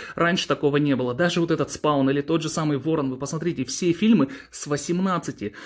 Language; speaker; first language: Russian; early bilingual, heritage; Russian